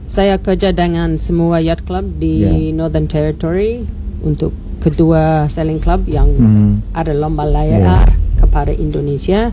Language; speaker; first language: Indonesian; non-native, learner; English